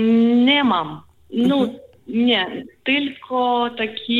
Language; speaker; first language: Polish; non-native, learner; Ukrainian